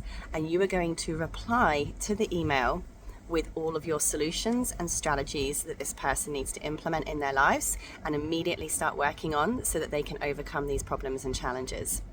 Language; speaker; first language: English; native; English